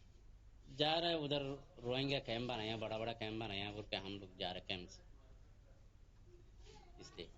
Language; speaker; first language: Hindi; non-native, learner; Rohingya